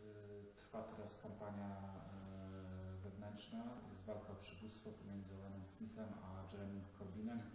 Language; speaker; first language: Polish; native; Polish